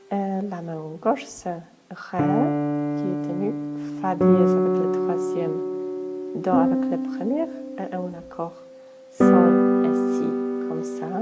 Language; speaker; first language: French; non-native, fluent; Polish